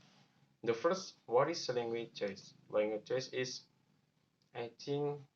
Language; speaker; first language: English; non-native, learner; Javanese